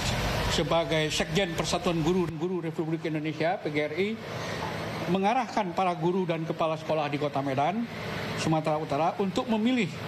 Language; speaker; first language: Indonesian; native; Indonesian